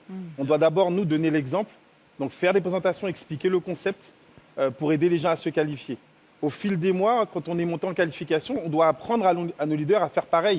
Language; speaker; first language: French; native; French